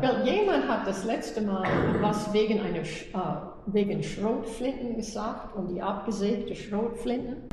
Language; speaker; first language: German; early bilingual, heritage; German